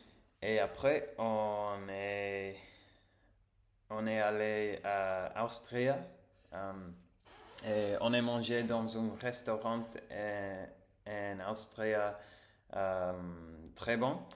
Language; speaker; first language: French; non-native, learner; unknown